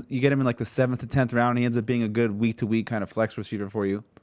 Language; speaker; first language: English; native; English